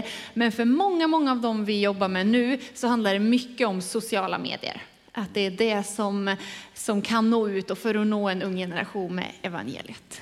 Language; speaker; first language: Swedish; native; Swedish